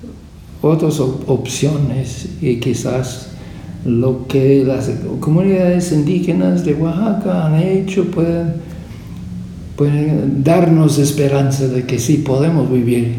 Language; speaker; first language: Spanish; non-native, fluent; English